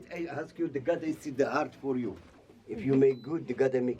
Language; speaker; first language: English; non-native, learner; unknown